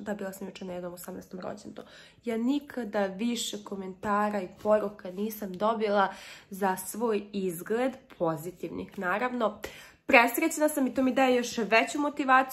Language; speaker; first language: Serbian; early bilingual, heritage; Serbian